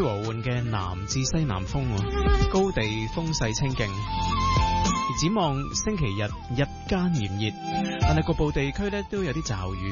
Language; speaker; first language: Chinese; non-native, local second language; Cantonese